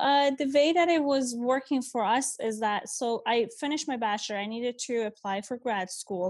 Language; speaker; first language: English; non-native, fluent; Persian